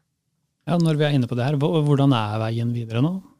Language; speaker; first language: Norwegian; native; Norwegian